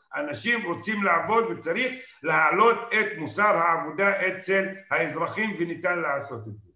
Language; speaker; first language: Hebrew; non-native, local second language; Arabic